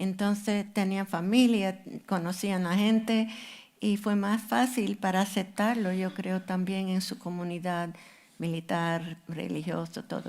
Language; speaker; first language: Spanish; non-native, fluent; English